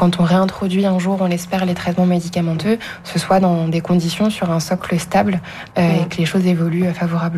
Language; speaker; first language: French; native; French